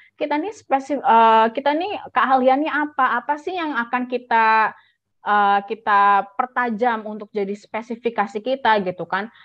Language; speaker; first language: Indonesian; native; Indonesian